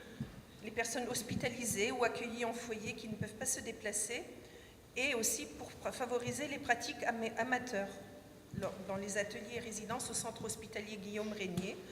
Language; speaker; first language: French; native; French